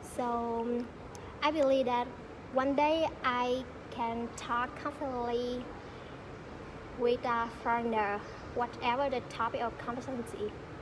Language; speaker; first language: English; non-native, fluent; Vietnamese